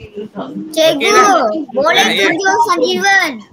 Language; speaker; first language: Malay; non-native, local second language; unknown